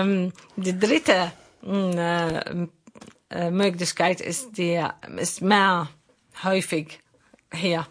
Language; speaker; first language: German; non-native, learner; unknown